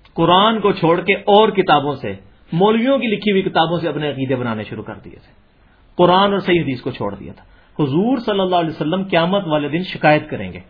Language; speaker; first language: Urdu; non-native, local second language; Punjabi